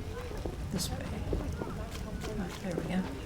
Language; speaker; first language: English; native; English